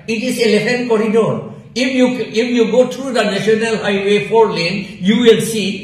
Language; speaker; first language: English; non-native, local second language; Assamese